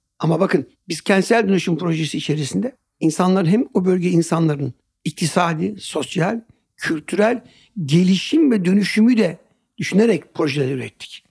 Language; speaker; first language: Turkish; native; Turkish